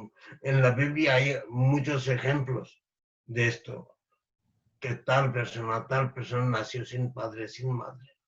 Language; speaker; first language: Spanish; non-native, fluent; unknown